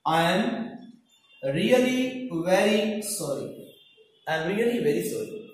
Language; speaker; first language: Hindi; native; Hindi